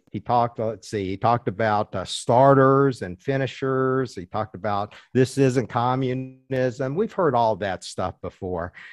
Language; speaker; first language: English; early bilingual, other home language; Chinese